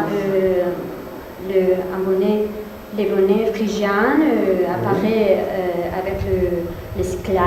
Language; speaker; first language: French; non-native, learner; Spanish